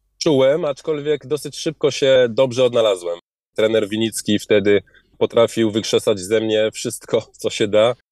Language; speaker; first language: Polish; early bilingual, heritage; Polish